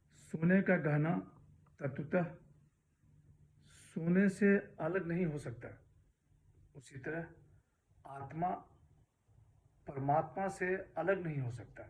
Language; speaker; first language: Hindi; native; Hindi